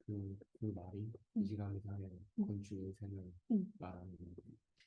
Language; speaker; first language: Korean; native; Korean